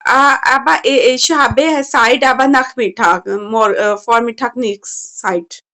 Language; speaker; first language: German; non-native, learner; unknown